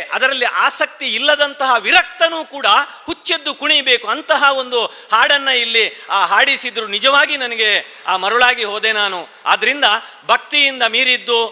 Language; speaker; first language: Kannada; non-native, local second language; Tulu